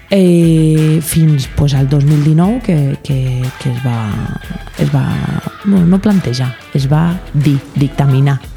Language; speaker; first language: Catalan; native; Catalan